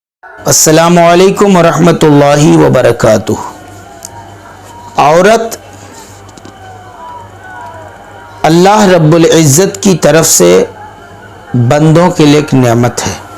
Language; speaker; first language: Urdu; native; Urdu